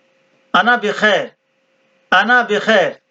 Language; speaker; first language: Arabic; non-native, fluent; Bangla